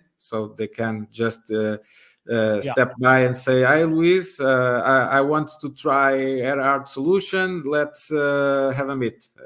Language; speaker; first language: English; non-native, fluent; Portuguese